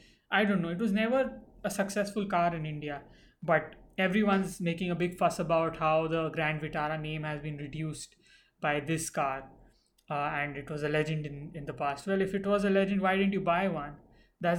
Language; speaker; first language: English; non-native, local second language; Hindi